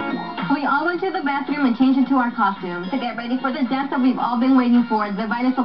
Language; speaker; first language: English; early bilingual, other home language; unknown